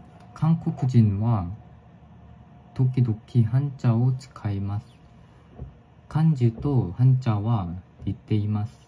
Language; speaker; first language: Japanese; non-native, learner; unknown